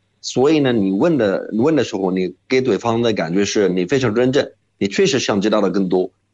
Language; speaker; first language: Chinese; non-native, fluent; Arabic